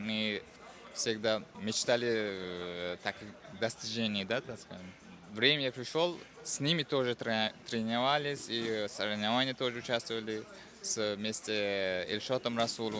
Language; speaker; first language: Russian; non-native, fluent; Uzbek